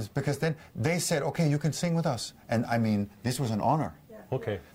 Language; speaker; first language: English; non-native, fluent; Danish